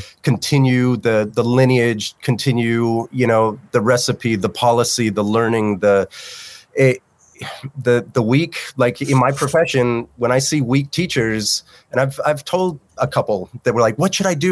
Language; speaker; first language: English; native; English